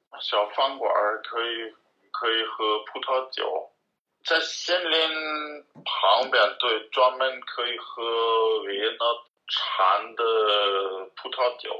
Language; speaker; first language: Chinese; non-native, learner; German